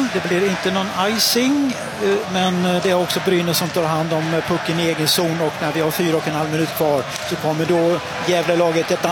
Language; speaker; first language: Swedish; native; Swedish